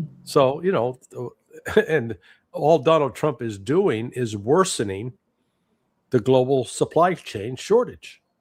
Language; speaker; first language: English; native; English